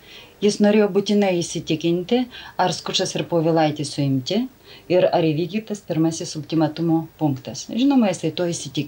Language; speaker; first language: Lithuanian; native; Lithuanian